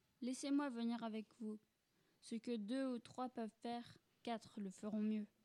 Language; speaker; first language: French; native; French